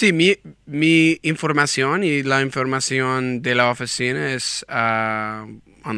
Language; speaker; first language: Spanish; non-native, learner; English